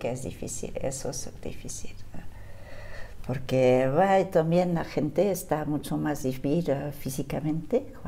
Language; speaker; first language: Spanish; non-native, fluent; French